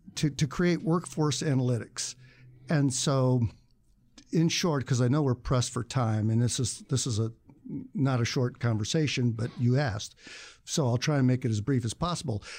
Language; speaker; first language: English; native; English